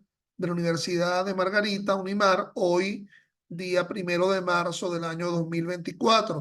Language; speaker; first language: Spanish; native; Spanish